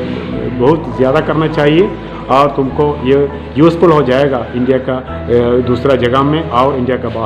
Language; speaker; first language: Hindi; non-native, local second language; Malayalam